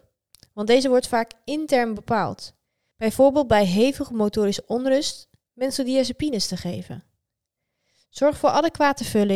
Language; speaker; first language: Dutch; native; Dutch